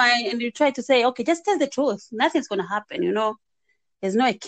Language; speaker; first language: English; native; English